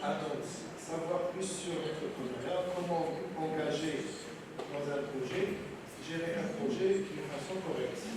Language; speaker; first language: French; non-native, local second language; Arabic